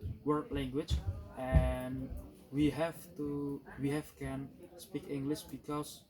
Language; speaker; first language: English; non-native, learner; Indonesian